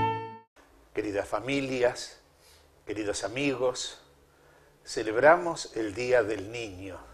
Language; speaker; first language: Spanish; native; Spanish